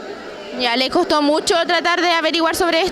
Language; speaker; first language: Spanish; native; Spanish